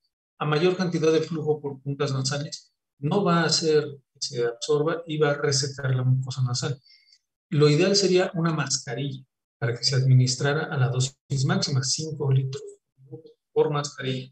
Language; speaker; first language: Spanish; native; Spanish